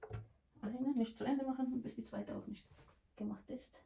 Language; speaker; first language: German; non-native, fluent; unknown